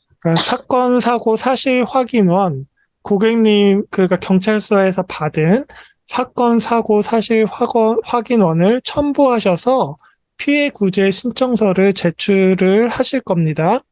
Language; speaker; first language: Korean; native; Korean